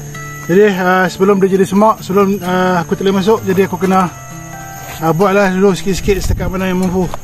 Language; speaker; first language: Malay; native; Malay